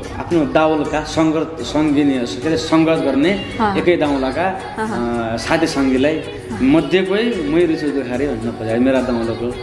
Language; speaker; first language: Nepali; native; Nepali